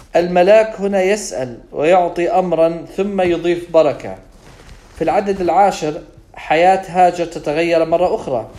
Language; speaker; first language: Arabic; non-native, fluent; English